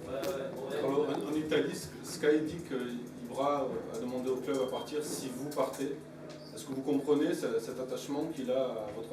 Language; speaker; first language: French; native; French